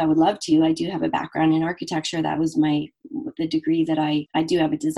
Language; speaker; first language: English; native; English